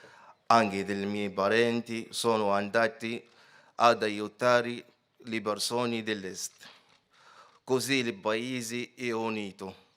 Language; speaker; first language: Italian; non-native, fluent; Arabic